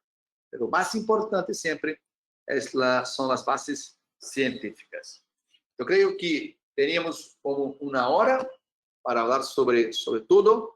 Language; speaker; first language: Spanish; non-native, learner; Portuguese